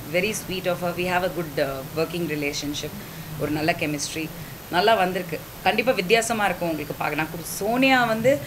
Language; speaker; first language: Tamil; native; Tamil